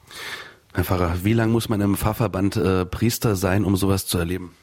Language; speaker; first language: German; native; German